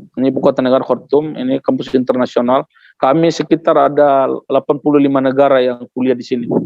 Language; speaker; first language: Indonesian; non-native, local second language; Tetum